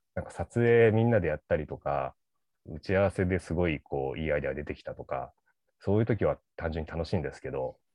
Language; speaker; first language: Japanese; native; Japanese